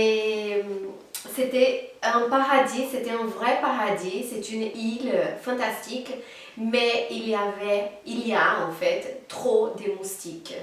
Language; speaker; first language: French; non-native, fluent; Portuguese